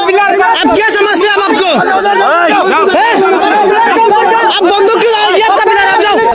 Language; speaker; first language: Hindi; non-native, learner; Bangla